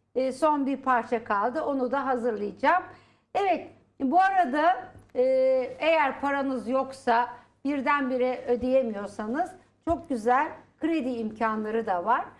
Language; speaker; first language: Turkish; native; Turkish